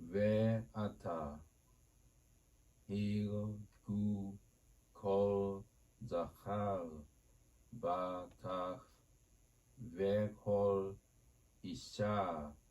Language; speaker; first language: Hebrew; non-native, learner; Japanese